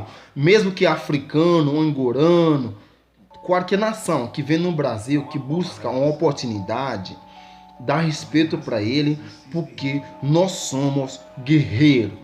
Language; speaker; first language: Portuguese; non-native, learner; Haitian Creole